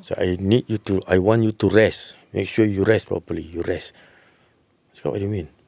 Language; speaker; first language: English; non-native, local second language; Malay